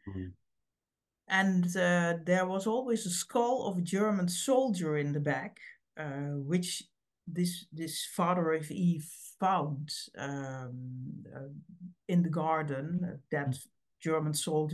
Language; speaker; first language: English; non-native, fluent; Dutch